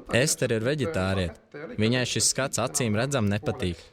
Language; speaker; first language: Latvian; native; Latvian